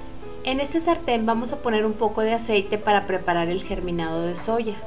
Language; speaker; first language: Spanish; native; Spanish